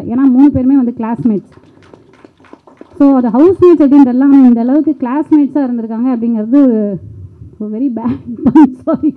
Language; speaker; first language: Tamil; native; Tamil